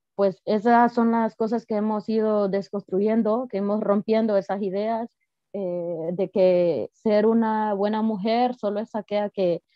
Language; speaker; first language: Spanish; native; Spanish